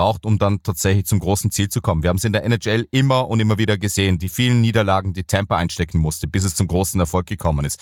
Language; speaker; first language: German; native; German